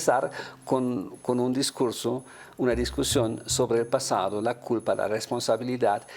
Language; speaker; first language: Spanish; non-native, fluent; German